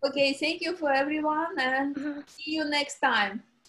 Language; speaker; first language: English; non-native, learner; Ukrainian